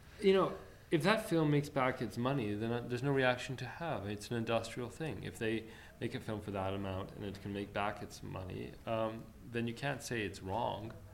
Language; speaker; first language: English; early bilingual, other home language; Armenian